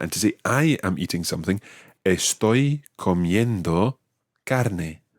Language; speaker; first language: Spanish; non-native, fluent; English